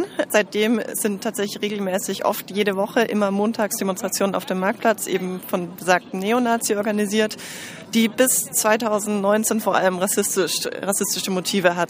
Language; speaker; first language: German; native; German